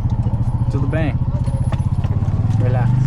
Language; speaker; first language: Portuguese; non-native, learner; English